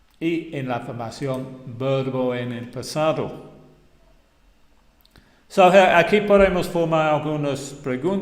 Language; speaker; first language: Spanish; non-native, fluent; English